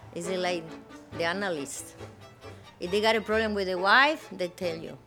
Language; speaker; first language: English; non-native, learner; Spanish